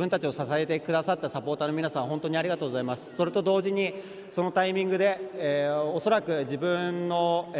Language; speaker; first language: Japanese; native; Japanese